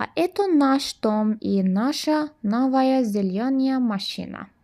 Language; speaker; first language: Russian; non-native, learner; Turkish